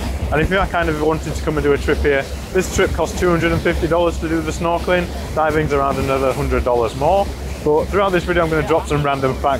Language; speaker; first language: English; native; English